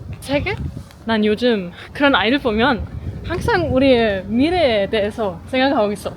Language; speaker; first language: Korean; non-native, fluent; German